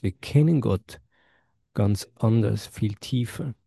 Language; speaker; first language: German; non-native, fluent; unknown